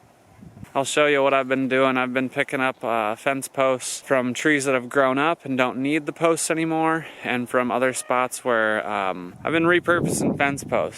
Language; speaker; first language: English; native; English